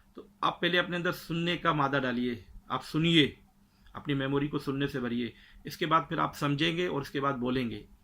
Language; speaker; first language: Urdu; native; Urdu